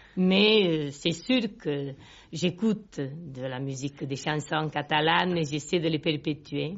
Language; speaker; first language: French; non-native, local second language; Catalan